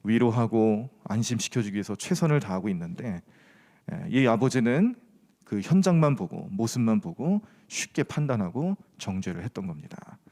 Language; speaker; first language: Korean; native; Korean